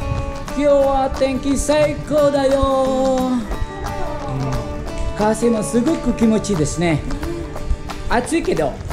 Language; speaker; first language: Japanese; non-native, fluent; Indonesian